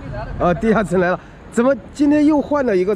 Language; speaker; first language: Chinese; native; Chinese